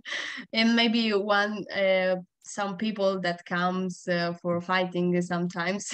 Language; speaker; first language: English; non-native, learner; Italian